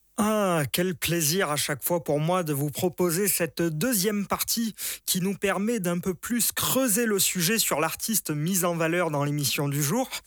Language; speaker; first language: French; native; French